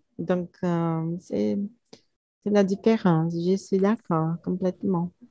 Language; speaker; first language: French; non-native, learner; Portuguese